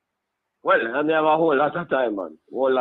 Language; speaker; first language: English; native; English